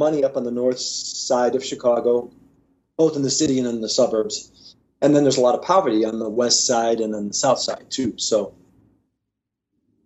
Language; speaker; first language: English; native; English